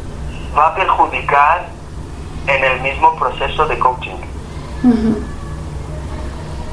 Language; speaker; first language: Spanish; non-native, fluent; Hebrew